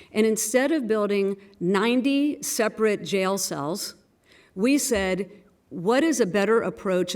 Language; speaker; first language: English; native; English